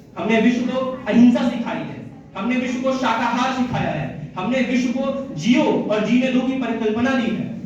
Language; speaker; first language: Hindi; native; Hindi